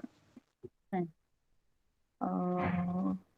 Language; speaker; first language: English; non-native, learner; Hindi